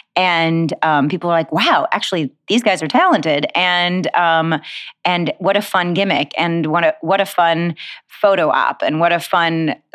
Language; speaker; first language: English; native; English